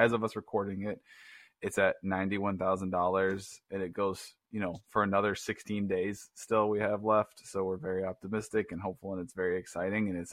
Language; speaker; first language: English; native; English